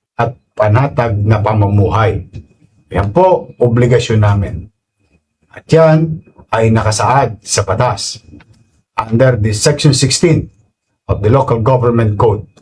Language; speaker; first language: Filipino; native; Filipino